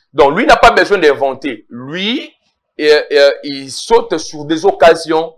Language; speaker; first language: French; non-native, local second language; Lingala